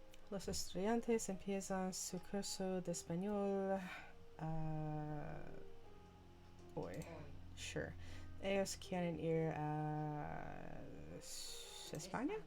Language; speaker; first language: Spanish; non-native, learner; English